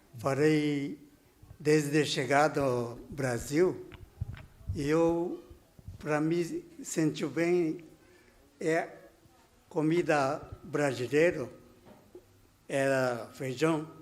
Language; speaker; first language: Portuguese; non-native, learner; Japanese